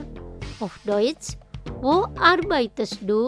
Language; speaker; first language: German; non-native, fluent; Indonesian